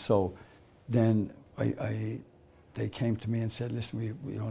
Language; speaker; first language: English; native; English